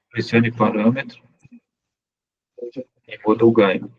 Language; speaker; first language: Portuguese; native; Portuguese